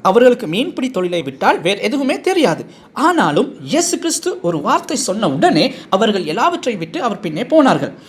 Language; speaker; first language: Tamil; non-native, fluent; English